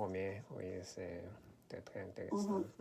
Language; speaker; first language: French; non-native, learner; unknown